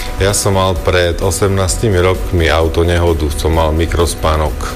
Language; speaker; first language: Slovak; native; Slovak